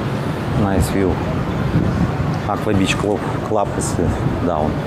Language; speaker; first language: English; non-native, learner; Russian